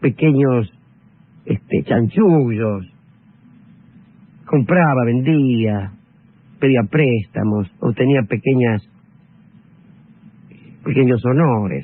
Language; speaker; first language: Spanish; native; Spanish